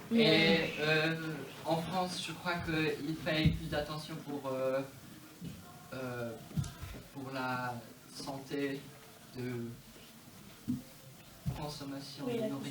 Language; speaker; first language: French; non-native, fluent; Polish